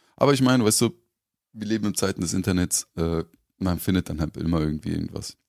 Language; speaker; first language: German; native; German